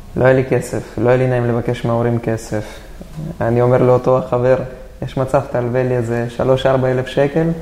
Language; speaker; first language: Hebrew; native; Hebrew